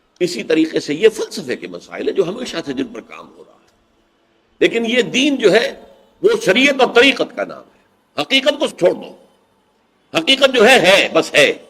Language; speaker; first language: Urdu; native; Urdu